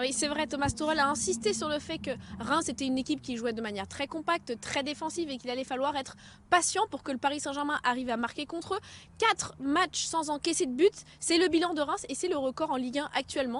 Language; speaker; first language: French; native; French